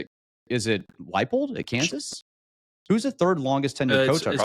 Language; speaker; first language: English; native; English